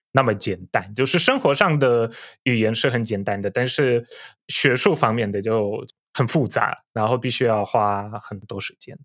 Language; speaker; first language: Chinese; non-native, fluent; Polish